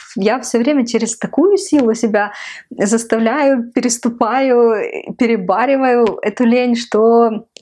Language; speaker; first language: Russian; non-native, local second language; Ukrainian